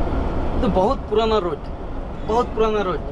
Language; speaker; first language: Hindi; non-native, learner; Bangla